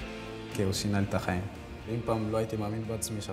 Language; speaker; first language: Hebrew; native; Hebrew